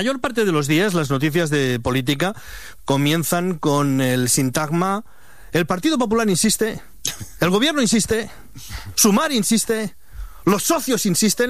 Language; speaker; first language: Spanish; native; Spanish